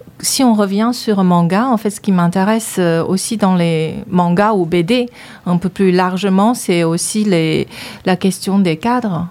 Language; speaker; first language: French; non-native, fluent; Chinese